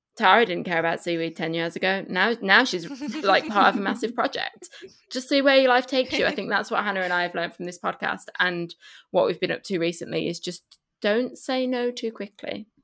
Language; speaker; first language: English; early bilingual, other home language; Spanish